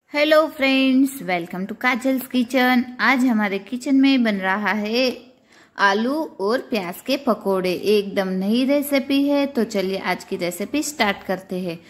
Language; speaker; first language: Hindi; non-native, local second language; Gujarati